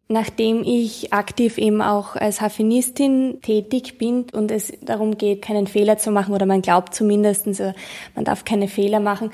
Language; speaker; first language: German; native; German